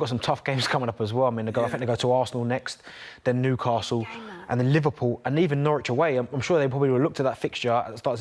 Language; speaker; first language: English; native; English